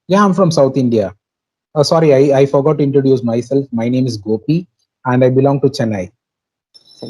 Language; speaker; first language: English; non-native, local second language; Tamil